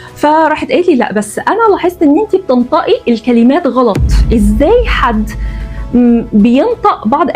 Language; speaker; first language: Egyptian Arabic; early bilingual, heritage; Arabic